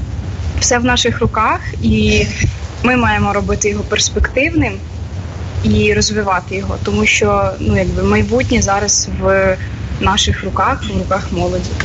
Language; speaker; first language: Ukrainian; native; Ukrainian